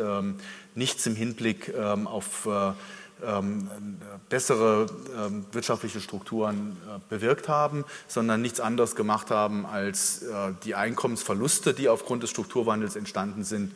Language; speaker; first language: German; native; German